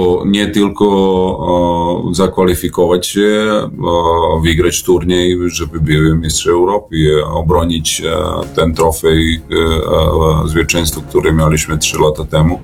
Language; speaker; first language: Polish; non-native, learner; Serbian